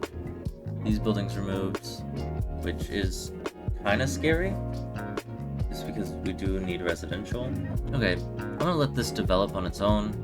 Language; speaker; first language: English; native; English